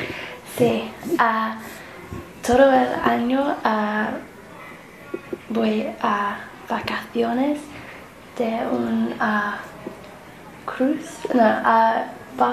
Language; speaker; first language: Spanish; non-native, learner; English